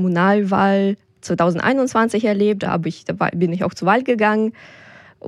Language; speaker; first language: German; non-native, fluent; Russian